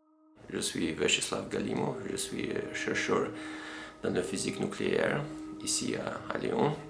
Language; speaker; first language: French; non-native, fluent; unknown